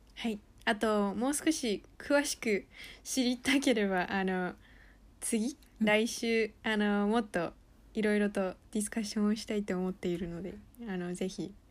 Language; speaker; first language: Japanese; early bilingual, heritage; Japanese